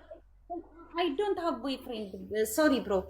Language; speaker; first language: English; non-native, learner; Amharic